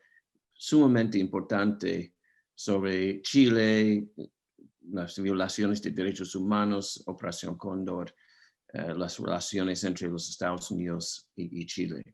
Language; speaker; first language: Spanish; non-native, fluent; English